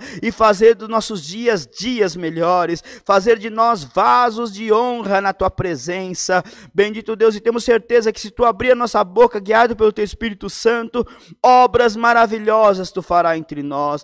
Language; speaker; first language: Portuguese; native; Portuguese